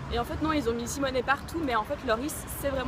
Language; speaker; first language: French; native; French